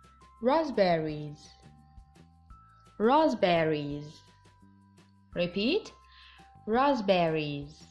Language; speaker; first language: English; non-native, fluent; Arabic